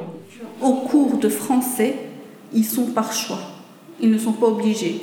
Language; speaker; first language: French; native; French